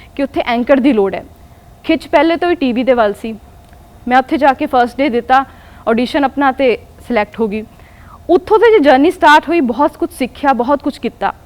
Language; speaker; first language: Punjabi; non-native, local second language; Hindi